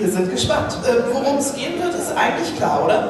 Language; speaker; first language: German; native; German